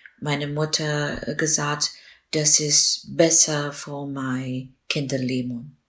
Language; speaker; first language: German; non-native, learner; Burmese